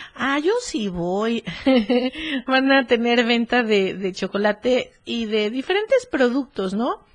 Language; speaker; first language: Spanish; native; Spanish